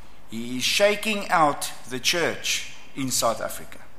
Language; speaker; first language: English; non-native, local second language; Afrikaans